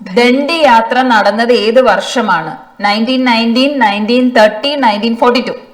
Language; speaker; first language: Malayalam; native; Malayalam